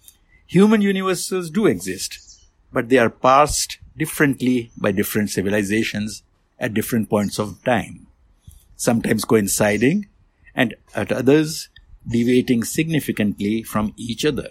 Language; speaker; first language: English; non-native, local second language; Hindi